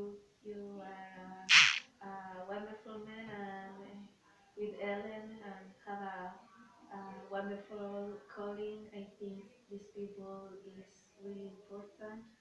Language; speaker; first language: English; non-native, learner; Spanish